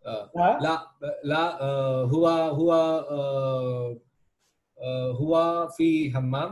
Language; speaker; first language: Arabic; non-native, learner; Hindi